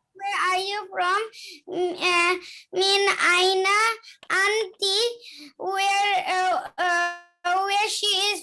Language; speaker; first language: English; non-native, learner; Bangla